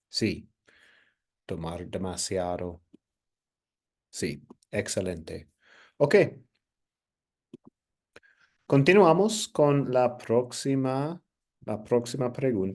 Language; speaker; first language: Spanish; non-native, fluent; English